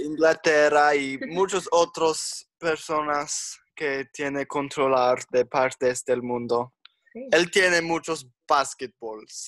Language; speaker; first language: Spanish; non-native, learner; English